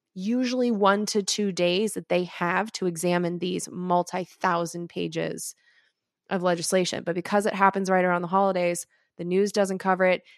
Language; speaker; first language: English; native; English